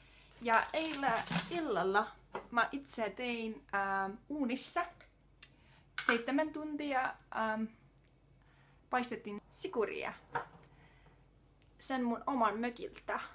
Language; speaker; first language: Finnish; non-native, learner; Estonian